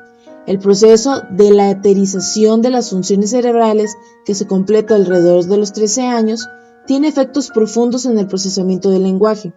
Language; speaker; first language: Spanish; native; Spanish